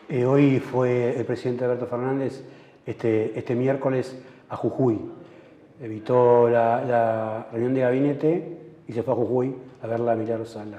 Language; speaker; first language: Spanish; native; Spanish